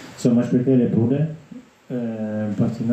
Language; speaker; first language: German; non-native, fluent; Russian